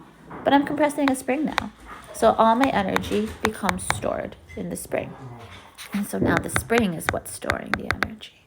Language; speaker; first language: English; native; English